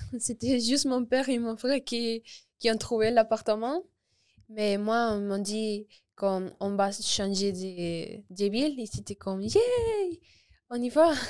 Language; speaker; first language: French; non-native, learner; Spanish